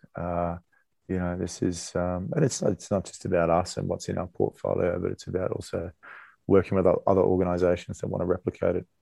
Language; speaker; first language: English; native; English